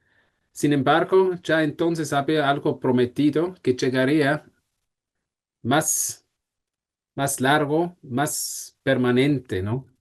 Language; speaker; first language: Spanish; non-native, fluent; German